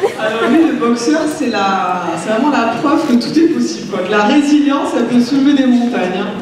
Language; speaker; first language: French; native; French